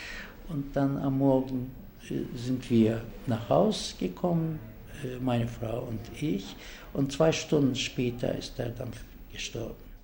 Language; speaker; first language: German; non-native, fluent; Turkish